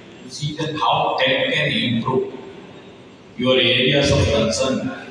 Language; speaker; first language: English; non-native, local second language; Telugu